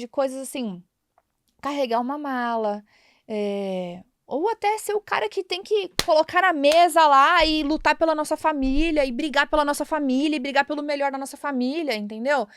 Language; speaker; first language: Portuguese; native; Portuguese